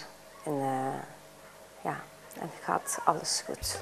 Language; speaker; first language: Dutch; non-native, learner; Turkish